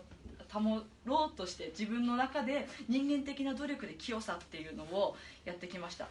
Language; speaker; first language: Japanese; native; Japanese